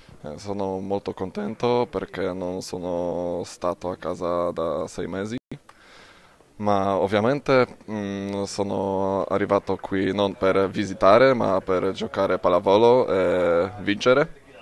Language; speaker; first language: Italian; non-native, fluent; Polish